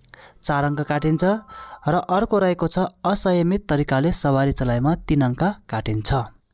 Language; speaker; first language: Nepali; non-native, local second language; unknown